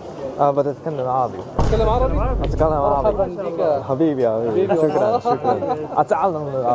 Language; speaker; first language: Arabic; non-native, learner; Japanese